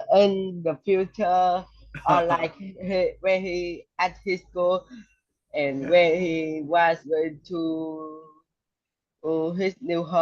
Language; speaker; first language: English; non-native, learner; Vietnamese